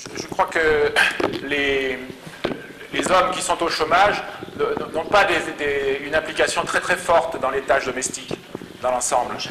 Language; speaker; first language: French; native; French